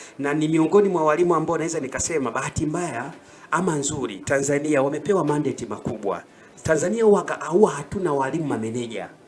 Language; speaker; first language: Swahili; native; Swahili